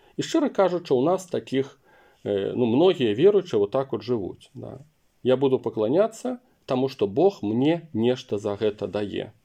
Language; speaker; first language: Belarusian; non-native, local second language; Russian